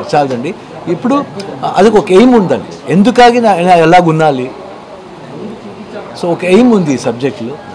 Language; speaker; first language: Telugu; non-native, learner; Kannada